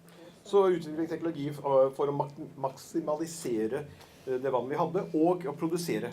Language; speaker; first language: Norwegian; native; Norwegian